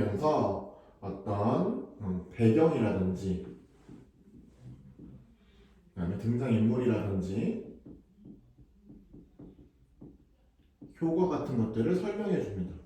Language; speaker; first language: Korean; native; Korean